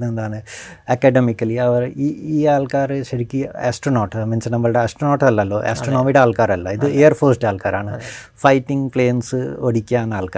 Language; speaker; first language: Malayalam; non-native, fluent; Bangla